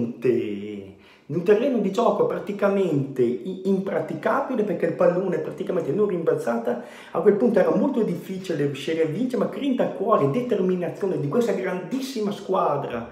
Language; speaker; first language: Italian; native; Italian